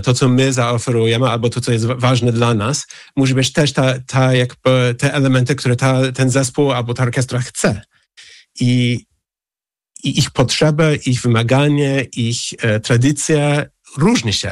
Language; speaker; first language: Polish; non-native, fluent; English